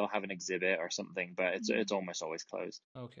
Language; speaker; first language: English; native; English